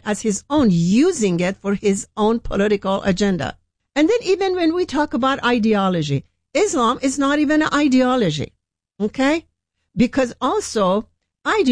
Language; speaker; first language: English; non-native, fluent; Persian